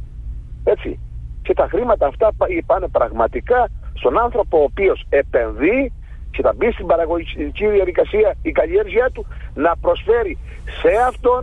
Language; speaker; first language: Greek; native; Greek